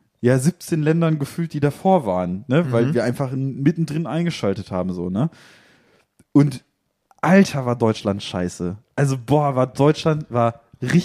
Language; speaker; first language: German; native; German